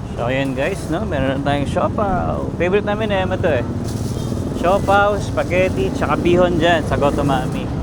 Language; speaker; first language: Filipino; native; Filipino